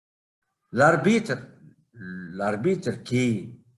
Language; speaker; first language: French; non-native, fluent; Arabic